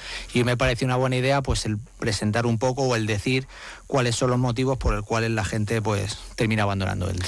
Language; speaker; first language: Spanish; native; Spanish